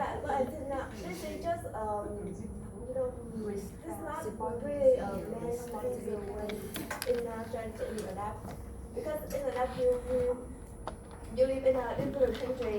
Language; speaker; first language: English; non-native, learner; Vietnamese